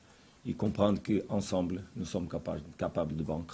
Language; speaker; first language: French; non-native, fluent; Portuguese